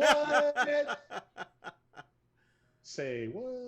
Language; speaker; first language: English; native; English